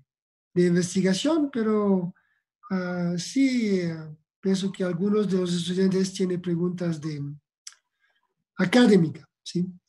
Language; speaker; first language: Spanish; non-native, fluent; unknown